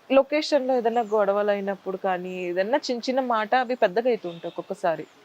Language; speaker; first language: Telugu; native; Telugu